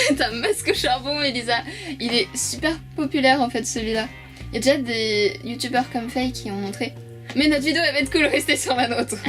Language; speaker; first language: French; native; French